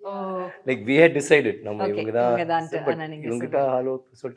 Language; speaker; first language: Tamil; native; Tamil